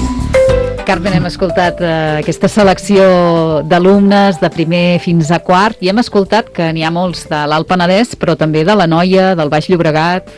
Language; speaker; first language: Catalan; native; Catalan